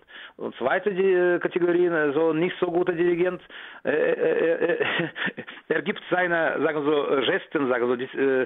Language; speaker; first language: German; non-native, fluent; Russian